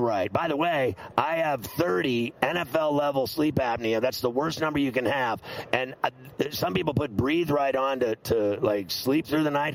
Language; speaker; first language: English; native; English